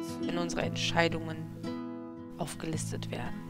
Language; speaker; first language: German; native; German